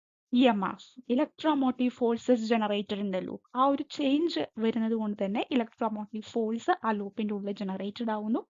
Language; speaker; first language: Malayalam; native; Malayalam